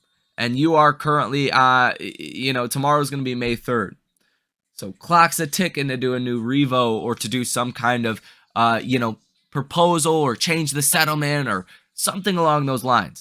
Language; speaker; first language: English; native; English